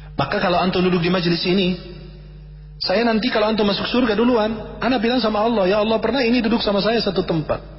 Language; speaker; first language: Indonesian; non-native, fluent; Arabic